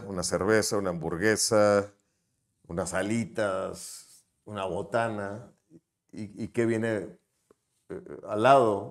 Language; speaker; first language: Spanish; native; Spanish